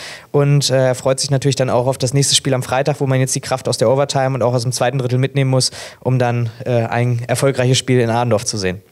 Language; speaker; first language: German; native; German